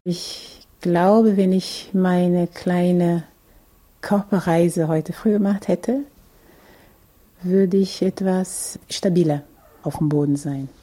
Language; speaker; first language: German; non-native, fluent; Portuguese